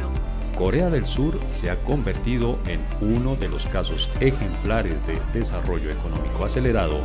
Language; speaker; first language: Spanish; native; Spanish